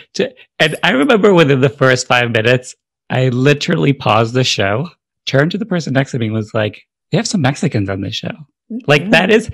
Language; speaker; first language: English; native; English